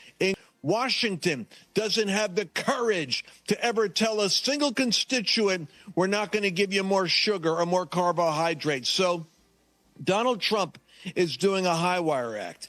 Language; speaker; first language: English; native; English